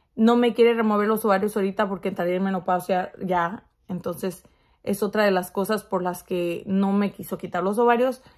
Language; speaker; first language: Spanish; early bilingual, heritage; Spanish